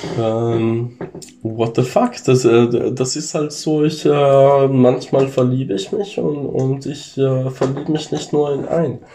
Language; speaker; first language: German; non-native, fluent; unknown